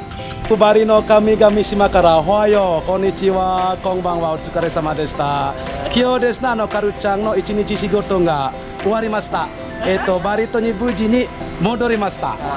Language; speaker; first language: Japanese; non-native, fluent; Indonesian